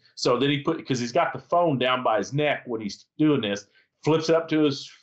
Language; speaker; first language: English; native; English